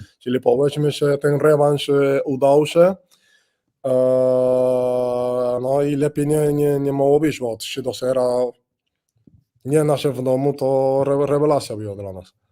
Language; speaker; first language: Polish; non-native, learner; Spanish